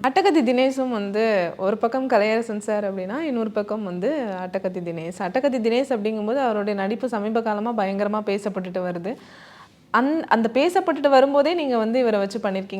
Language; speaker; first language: Tamil; native; Tamil